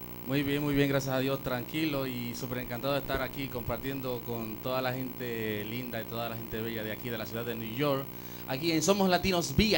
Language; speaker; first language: Spanish; native; Spanish